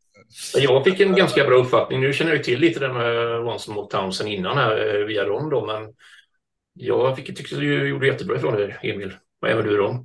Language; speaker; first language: Swedish; native; Swedish